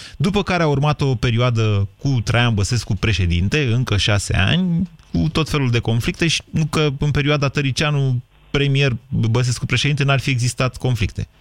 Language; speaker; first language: Romanian; native; Romanian